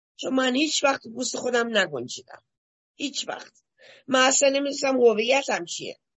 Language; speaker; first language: Persian; early bilingual, heritage; Persian